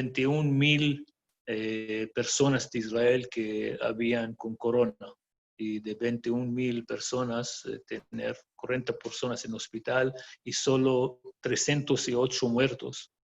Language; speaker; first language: Spanish; non-native, fluent; Arabic